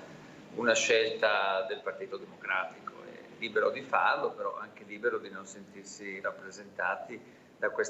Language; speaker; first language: Italian; native; Italian